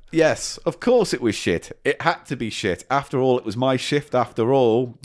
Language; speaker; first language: English; native; English